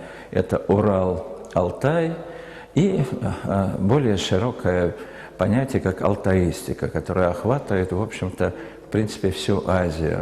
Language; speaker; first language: Russian; native; Russian